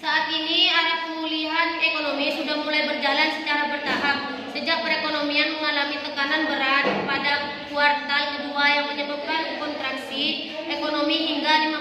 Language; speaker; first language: Indonesian; native; Indonesian